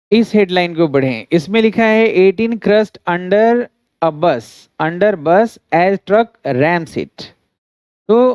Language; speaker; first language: Hindi; native; Hindi